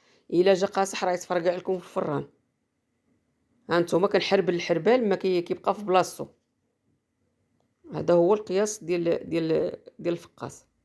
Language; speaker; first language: Arabic; native; Arabic